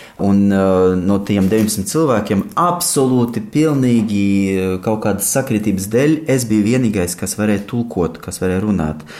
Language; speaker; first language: Latvian; non-native, fluent; Russian